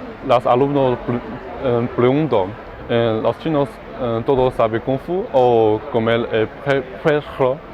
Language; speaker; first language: Spanish; non-native, learner; Chinese